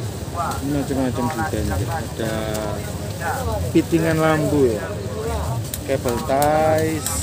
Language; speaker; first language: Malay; non-native, local second language; Javanese